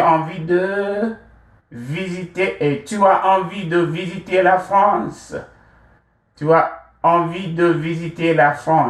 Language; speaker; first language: French; non-native, fluent; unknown